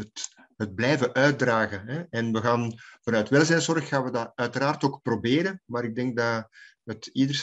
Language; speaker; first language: Dutch; native; Dutch